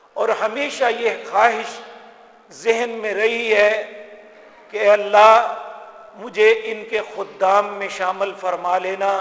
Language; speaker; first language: Urdu; native; Urdu